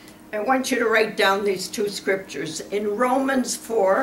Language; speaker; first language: English; early bilingual, other home language; Ukrainian